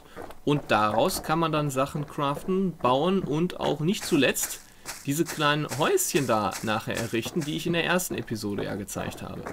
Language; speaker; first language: German; native; German